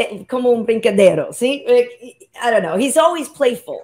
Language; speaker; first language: English; native; English